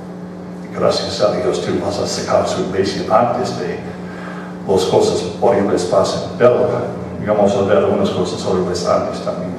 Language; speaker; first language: Spanish; non-native, fluent; English